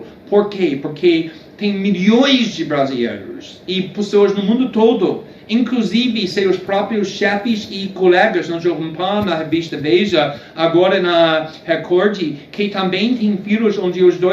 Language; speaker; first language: Portuguese; non-native, fluent; English